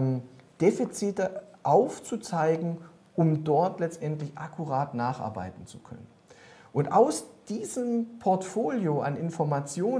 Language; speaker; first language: German; native; German